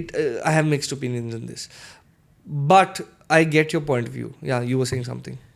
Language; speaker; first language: English; non-native, local second language; Hindi